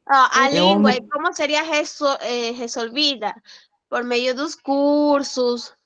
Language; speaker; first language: Portuguese; non-native, learner; Spanish